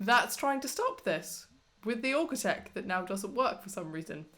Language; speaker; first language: English; native; English